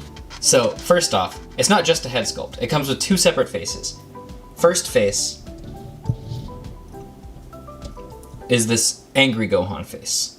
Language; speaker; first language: English; native; English